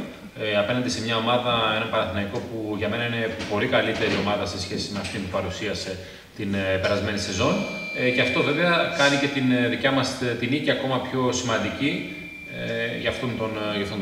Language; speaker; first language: Greek; native; Greek